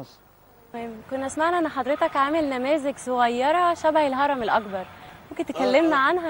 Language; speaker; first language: Arabic; native; Arabic